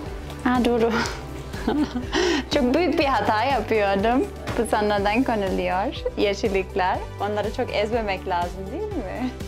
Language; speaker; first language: Turkish; non-native, fluent; German